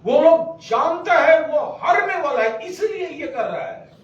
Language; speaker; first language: Hindi; non-native, local second language; Bangla